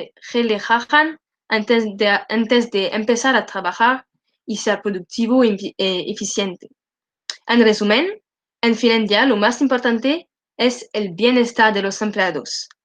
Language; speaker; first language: Spanish; non-native, learner; French